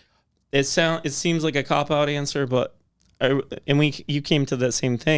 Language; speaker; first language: English; native; English